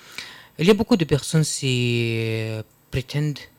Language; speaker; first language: French; non-native, learner; Arabic